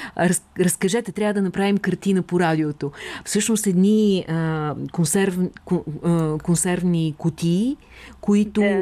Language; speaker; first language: Bulgarian; native; Bulgarian